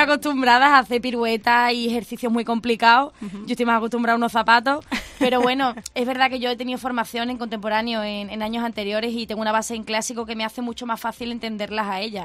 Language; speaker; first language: Spanish; native; Spanish